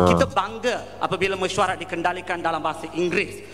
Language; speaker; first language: Malay; non-native, local second language; Tamil